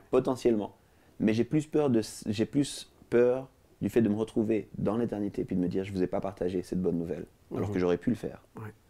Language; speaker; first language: French; native; French